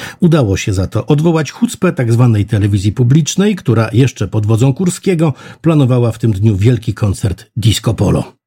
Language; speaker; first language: Polish; native; Polish